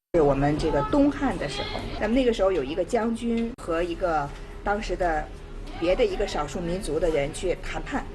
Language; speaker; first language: Chinese; native; Chinese